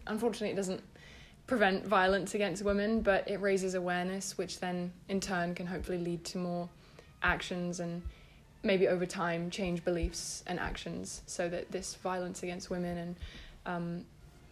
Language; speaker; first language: English; native; English